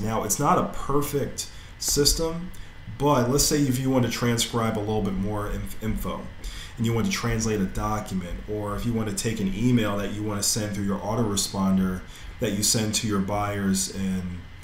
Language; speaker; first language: English; native; English